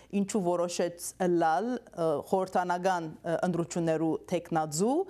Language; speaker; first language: Armenian; early bilingual, heritage; Armenian